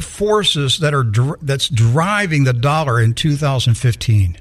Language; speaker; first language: English; native; English